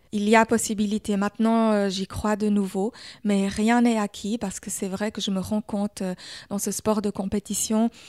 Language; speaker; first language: French; early bilingual, other home language; German